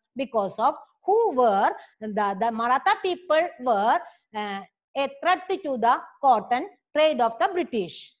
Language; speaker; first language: English; non-native, local second language; Malayalam